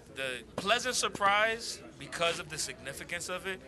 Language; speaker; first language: English; native; English